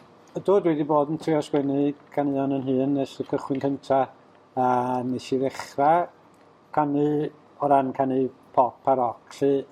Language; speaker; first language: Welsh; native; Welsh